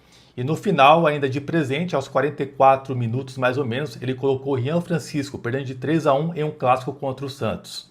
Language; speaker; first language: Portuguese; native; Portuguese